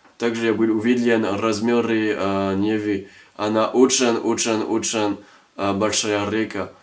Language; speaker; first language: Russian; non-native, learner; French